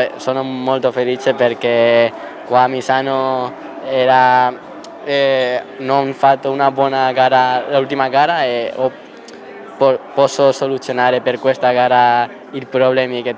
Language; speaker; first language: Italian; non-native, learner; Spanish